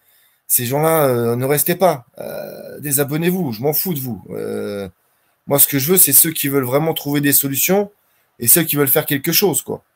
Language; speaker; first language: French; native; French